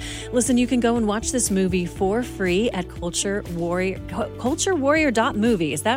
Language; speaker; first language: English; native; English